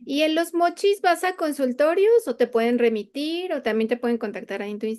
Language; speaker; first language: Spanish; native; Spanish